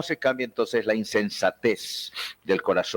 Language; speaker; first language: Spanish; native; Spanish